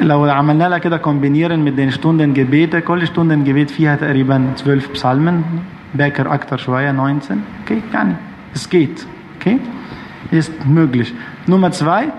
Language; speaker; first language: German; non-native, fluent; Arabic